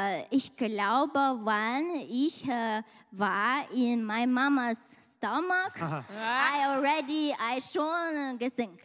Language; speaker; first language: German; non-native, learner; Chinese